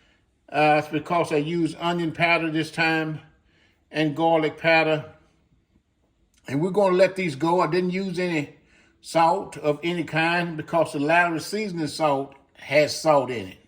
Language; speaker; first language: English; native; English